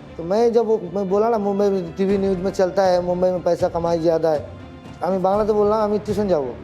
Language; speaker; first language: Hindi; non-native, fluent; Bangla